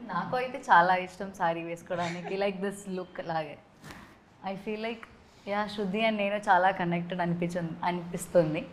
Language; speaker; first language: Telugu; non-native, learner; Malayalam